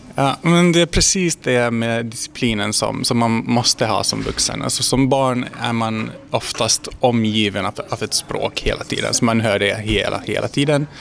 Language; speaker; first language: Swedish; non-native, fluent; Hungarian